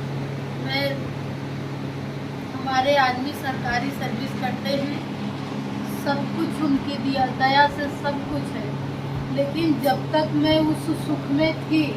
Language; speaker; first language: Hindi; native; Hindi